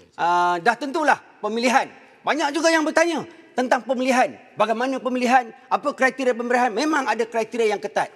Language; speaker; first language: Malay; native; Malay